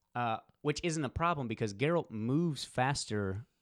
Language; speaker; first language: English; early bilingual, other home language; Polish